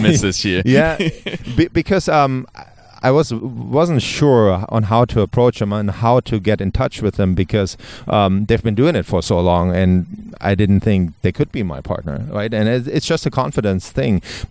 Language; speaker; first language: English; non-native, fluent; German